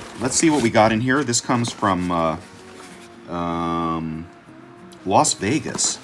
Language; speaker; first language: English; native; English